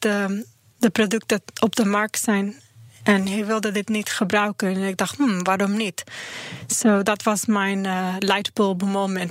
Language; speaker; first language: Dutch; non-native, learner; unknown